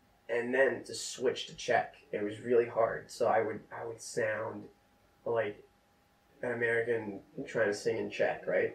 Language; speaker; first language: English; non-native, fluent; Czech